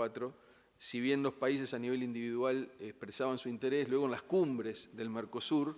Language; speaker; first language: Spanish; native; Spanish